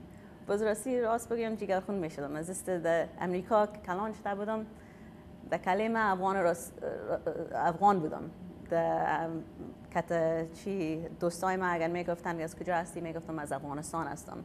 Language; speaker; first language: Persian; early bilingual, heritage; Persian